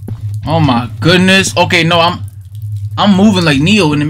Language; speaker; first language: English; native; English